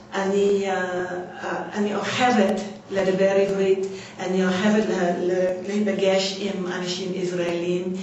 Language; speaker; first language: Hebrew; non-native, learner; English